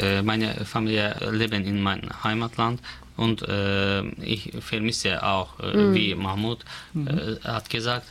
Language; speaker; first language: German; non-native, fluent; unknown